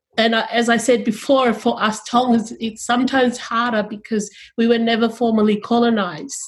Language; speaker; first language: English; early bilingual, other home language; Tongan